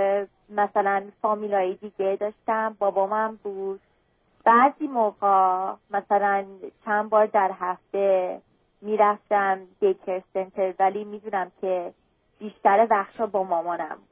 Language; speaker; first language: Persian; early bilingual, heritage; Persian